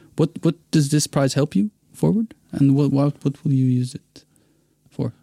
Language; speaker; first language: English; non-native, fluent; Norwegian